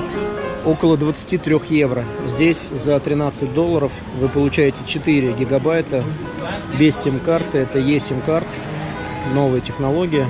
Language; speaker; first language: Russian; native; Russian